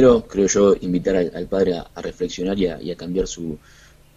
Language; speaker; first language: Spanish; native; Spanish